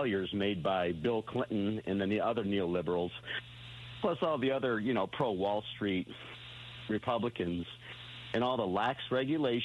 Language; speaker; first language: English; native; English